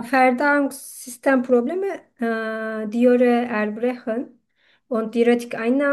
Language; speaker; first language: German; non-native, fluent; Turkish